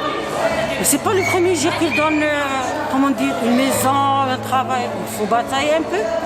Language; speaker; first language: French; non-native, local second language; Arabic